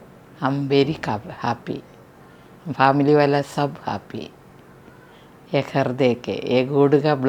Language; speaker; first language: Hindi; non-native, local second language; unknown